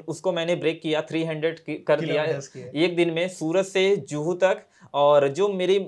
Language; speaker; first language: Hindi; native; Hindi